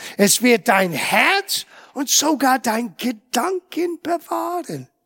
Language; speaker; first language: German; non-native, fluent; English